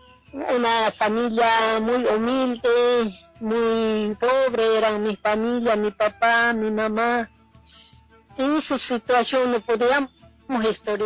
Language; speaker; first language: Spanish; non-native, local second language; Quechua